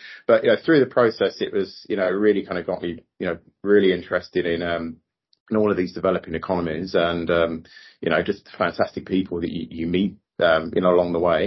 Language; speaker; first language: English; native; English